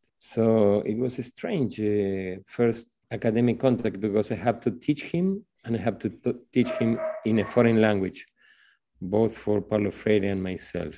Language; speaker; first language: English; non-native, fluent; Spanish